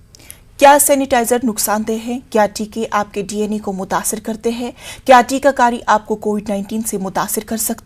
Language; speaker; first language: Hindi; native; Hindi